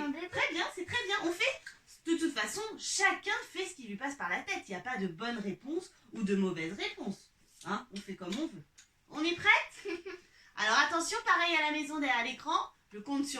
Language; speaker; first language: French; native; French